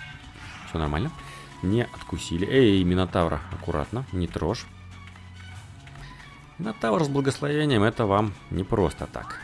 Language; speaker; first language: Russian; native; Russian